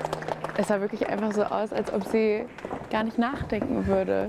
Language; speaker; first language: German; native; German